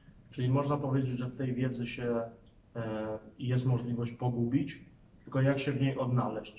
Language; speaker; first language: Polish; native; Polish